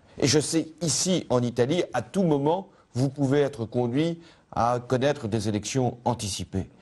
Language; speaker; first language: French; native; French